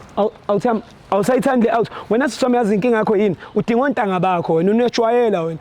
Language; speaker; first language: Zulu; native; Zulu